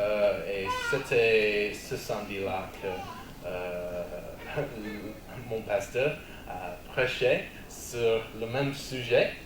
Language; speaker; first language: French; non-native, learner; English